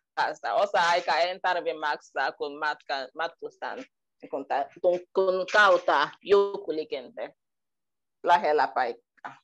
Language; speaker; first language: Finnish; non-native, learner; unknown